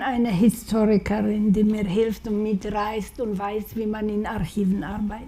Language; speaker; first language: German; non-native, fluent; Slovak